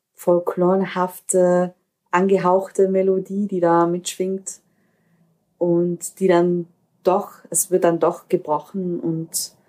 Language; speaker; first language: German; native; German